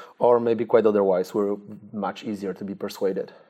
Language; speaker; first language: English; non-native, fluent; Polish